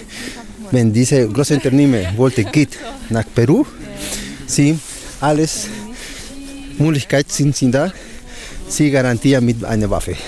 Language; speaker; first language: German; non-native, learner; Spanish